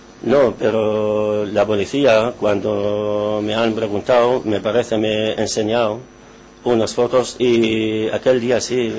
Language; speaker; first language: Spanish; non-native, learner; Arabic